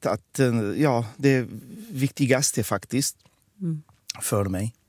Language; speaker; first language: Swedish; non-native, fluent; Arabic